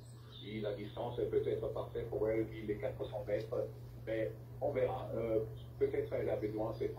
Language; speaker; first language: French; non-native, fluent; German